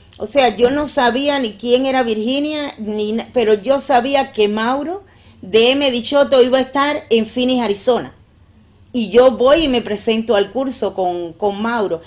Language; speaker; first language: Spanish; native; Spanish